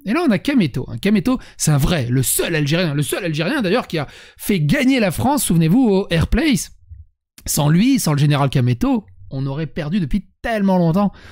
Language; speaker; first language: French; native; French